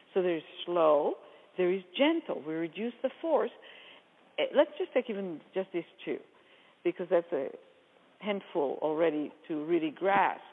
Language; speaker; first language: English; non-native, fluent; Hebrew